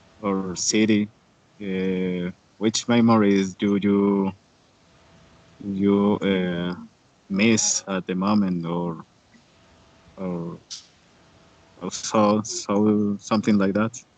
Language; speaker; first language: English; non-native, learner; Spanish